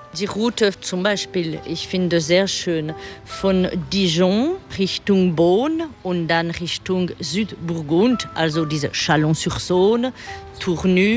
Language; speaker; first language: German; non-native, learner; French